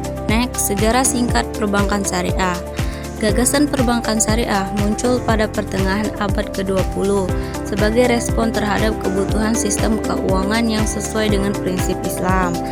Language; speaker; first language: Indonesian; native; Indonesian